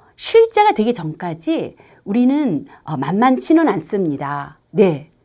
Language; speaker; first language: Korean; native; Korean